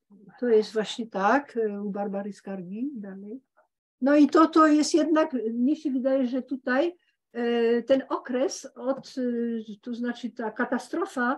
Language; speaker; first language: Polish; early bilingual, heritage; Polish